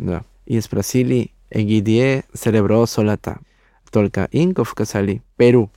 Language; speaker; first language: Russian; non-native, learner; Spanish